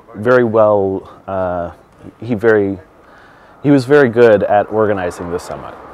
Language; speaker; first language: English; native; English